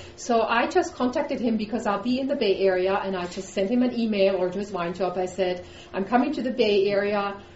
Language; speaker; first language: English; non-native, fluent; German